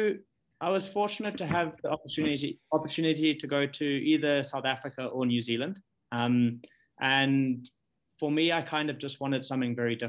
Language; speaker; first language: English; native; English